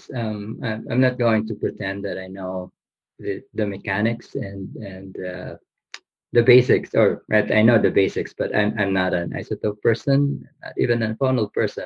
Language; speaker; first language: English; non-native, local second language; Bikol